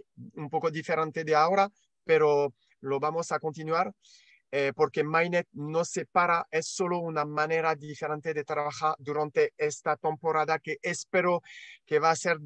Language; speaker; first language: Spanish; non-native, learner; French